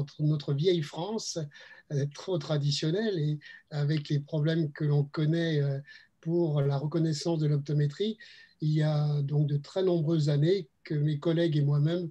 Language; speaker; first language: French; native; French